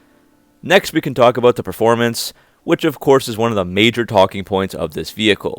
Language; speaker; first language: English; native; English